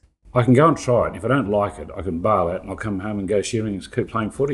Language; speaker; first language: English; native; English